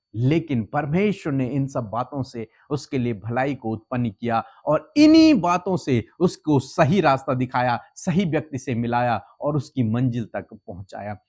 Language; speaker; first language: Hindi; native; Hindi